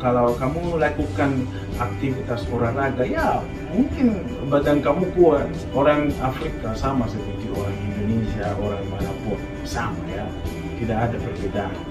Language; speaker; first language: Malay; non-native, fluent; Nyanja